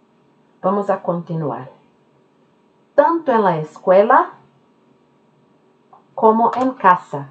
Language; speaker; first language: Spanish; non-native, fluent; Norwegian